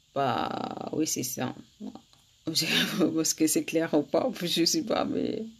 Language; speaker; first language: French; non-native, learner; Arabic